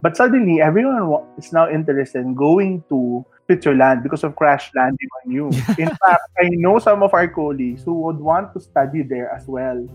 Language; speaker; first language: English; non-native, local second language; Filipino